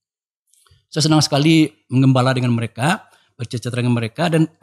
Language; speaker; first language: Indonesian; non-native, local second language; Minangkabau